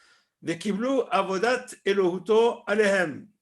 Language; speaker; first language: Hebrew; non-native, fluent; French